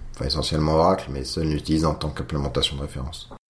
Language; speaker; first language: French; native; French